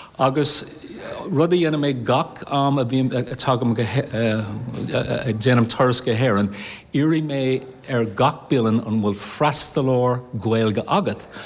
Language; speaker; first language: Irish; non-native, learner; English